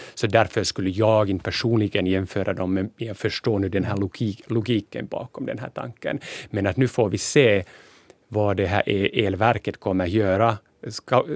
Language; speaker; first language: Swedish; non-native, local second language; Finnish